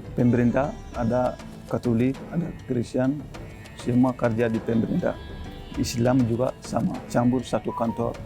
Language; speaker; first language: Indonesian; non-native, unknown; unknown